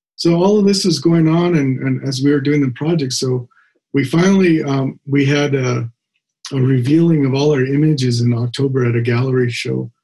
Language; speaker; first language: English; native; English